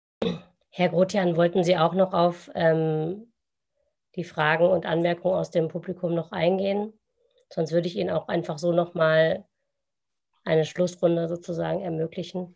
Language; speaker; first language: German; native; German